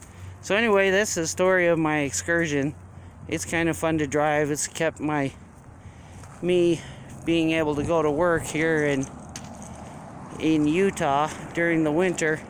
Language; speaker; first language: English; native; English